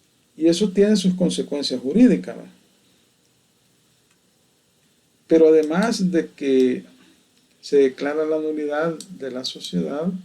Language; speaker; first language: Spanish; native; Spanish